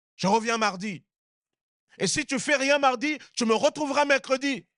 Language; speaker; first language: French; native; French